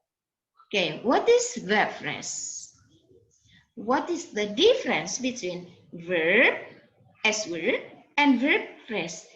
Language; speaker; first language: English; non-native, fluent; Indonesian